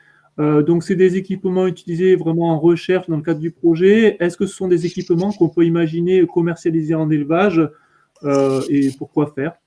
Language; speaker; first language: French; native; French